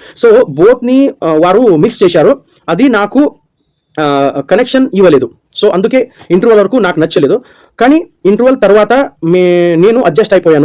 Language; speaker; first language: Telugu; non-native, learner; Kannada